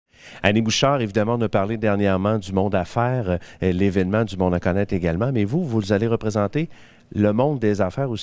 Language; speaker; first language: French; native; French